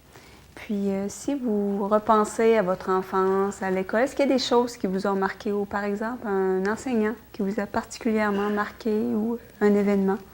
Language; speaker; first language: French; native; French